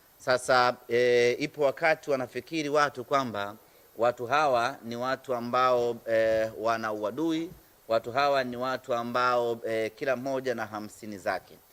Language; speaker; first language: Swahili; native; Swahili